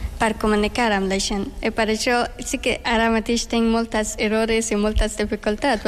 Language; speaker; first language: Catalan; non-native, learner; Persian